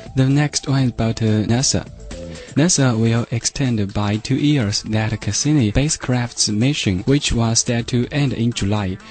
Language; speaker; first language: English; non-native, fluent; Chinese